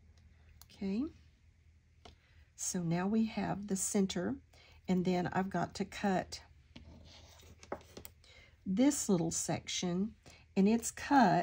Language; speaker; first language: English; native; English